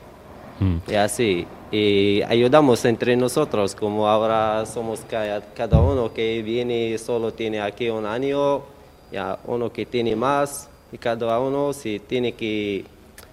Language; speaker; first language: Spanish; non-native, learner; Arabic